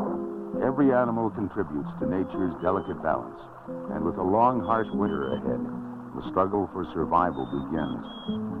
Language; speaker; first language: English; native; English